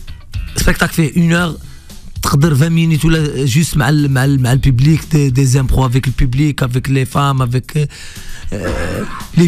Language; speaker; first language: French; non-native, local second language; Arabic